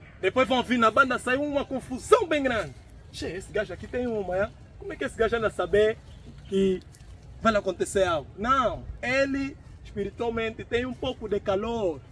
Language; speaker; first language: Portuguese; native; Portuguese